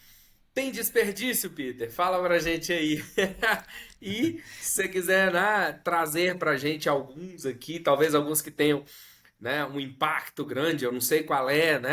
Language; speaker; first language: Portuguese; native; Portuguese